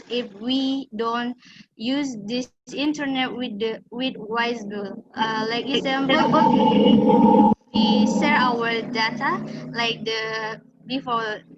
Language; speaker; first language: English; non-native, learner; Indonesian